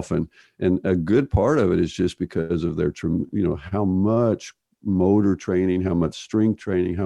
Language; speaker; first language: English; native; English